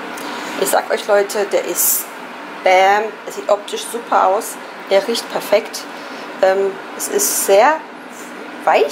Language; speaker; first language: German; native; German